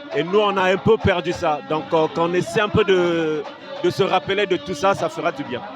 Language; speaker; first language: French; non-native, local second language; Lingala